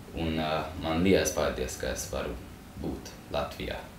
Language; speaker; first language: Latvian; non-native, learner; Hungarian